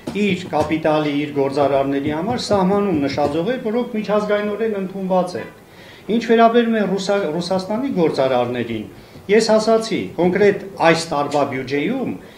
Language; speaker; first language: Armenian; native; Armenian